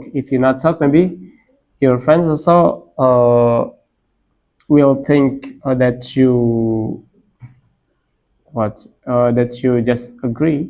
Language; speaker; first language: English; non-native, learner; Indonesian